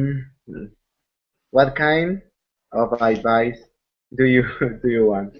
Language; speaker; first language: English; non-native, learner; Spanish